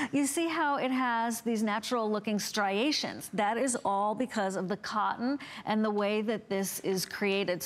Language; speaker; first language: English; native; English